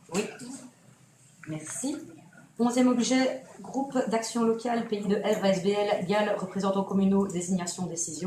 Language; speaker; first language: French; native; French